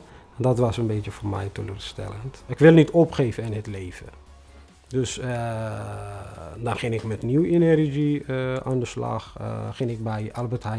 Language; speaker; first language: Dutch; non-native, fluent; Tigrinya